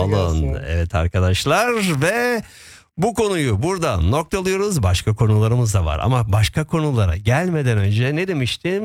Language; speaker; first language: Turkish; early bilingual, heritage; Turkish